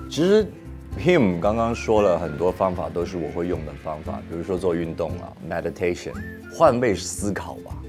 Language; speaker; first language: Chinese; non-native, local second language; Cantonese